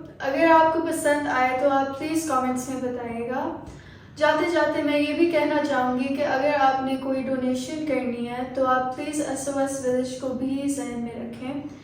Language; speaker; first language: Urdu; early bilingual, heritage; Urdu